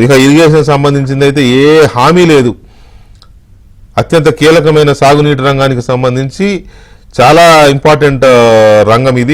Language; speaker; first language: Telugu; native; Telugu